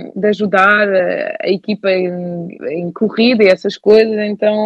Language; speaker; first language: Portuguese; early bilingual, heritage; German